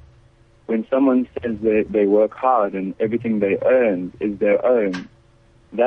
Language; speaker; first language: English; native; English